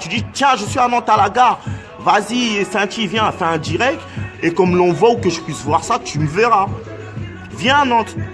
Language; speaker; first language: French; non-native, local second language; Lingala